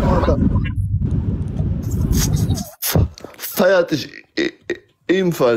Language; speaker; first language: German; early bilingual, other home language; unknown